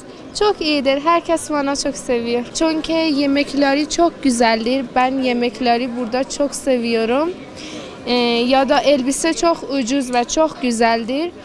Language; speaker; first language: Turkish; non-native, learner; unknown